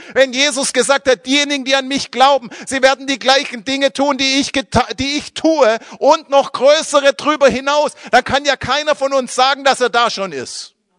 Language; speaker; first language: German; native; German